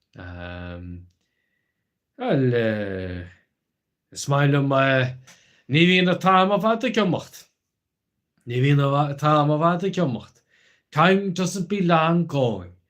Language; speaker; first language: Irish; non-native, local second language; English